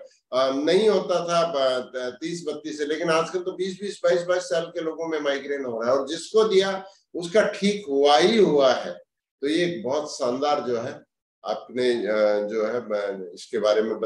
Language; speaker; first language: Hindi; native; Hindi